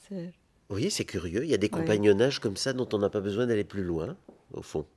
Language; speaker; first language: French; native; French